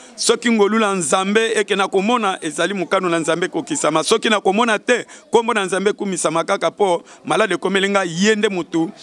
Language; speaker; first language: Lingala; native; Lingala